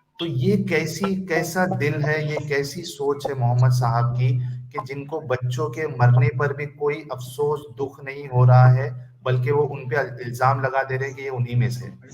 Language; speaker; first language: Urdu; native; Urdu